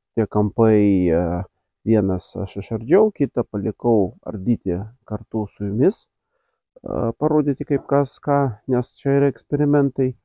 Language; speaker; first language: Lithuanian; non-native, local second language; Russian